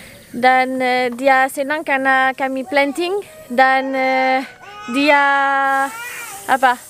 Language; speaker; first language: Indonesian; non-native, learner; French